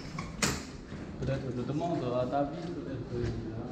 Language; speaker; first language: French; non-native, learner; Chinese